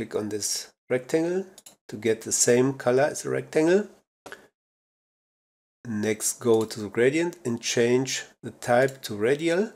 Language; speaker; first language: English; non-native, fluent; German